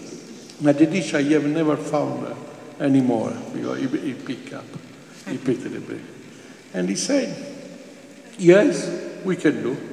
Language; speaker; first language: English; non-native, fluent; Italian